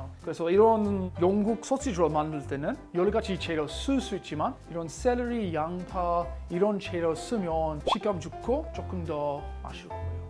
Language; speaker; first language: Korean; non-native, learner; English